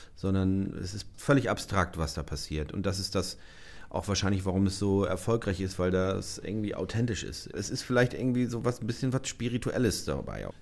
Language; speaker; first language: German; native; German